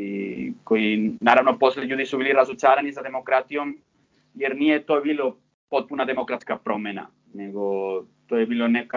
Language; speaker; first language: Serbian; non-native, fluent; Spanish